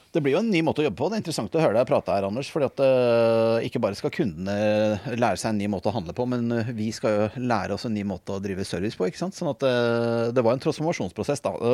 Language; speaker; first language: Norwegian; native; Norwegian